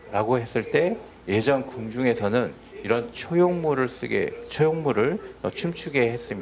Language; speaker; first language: Korean; native; Korean